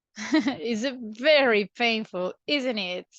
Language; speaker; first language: English; non-native, fluent; Spanish